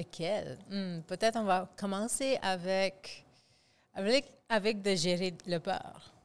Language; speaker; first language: French; non-native, fluent; English